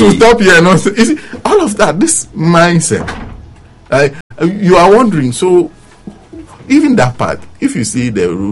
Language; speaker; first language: English; non-native, local second language; Ewe